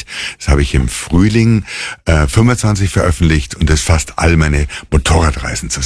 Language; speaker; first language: German; native; German